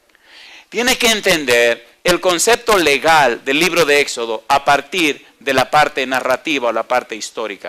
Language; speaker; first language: Spanish; native; Spanish